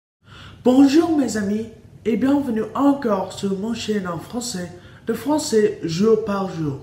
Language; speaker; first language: French; non-native, learner; English